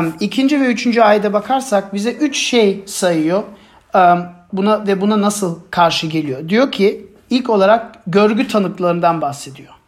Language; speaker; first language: Turkish; non-native, fluent; German